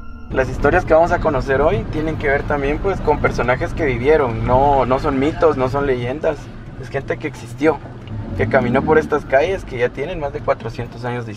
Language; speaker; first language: Spanish; native; Spanish